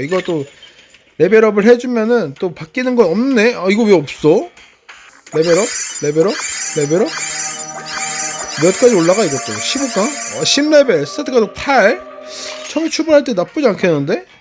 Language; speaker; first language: Korean; native; Korean